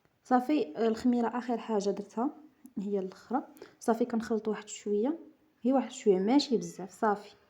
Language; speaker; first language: Arabic; native; Arabic